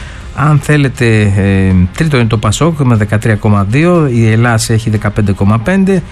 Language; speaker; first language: Greek; native; Greek